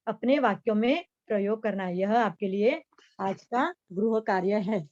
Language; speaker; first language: Hindi; non-native, local second language; Marathi